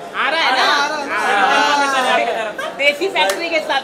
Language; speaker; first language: Hindi; native; Hindi